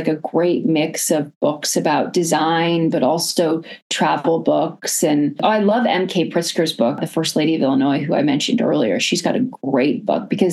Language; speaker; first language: English; native; English